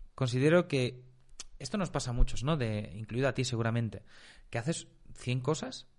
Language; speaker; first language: Spanish; native; Spanish